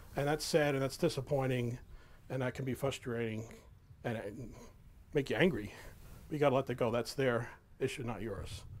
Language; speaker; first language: English; native; English